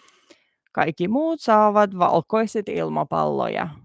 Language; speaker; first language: Finnish; non-native, learner; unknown